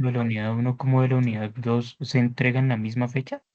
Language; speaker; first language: Spanish; native; Spanish